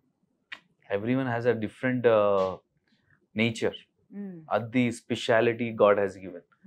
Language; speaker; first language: Telugu; non-native, local second language; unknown